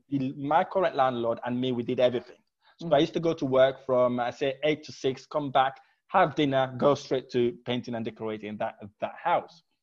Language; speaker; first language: English; non-native, fluent; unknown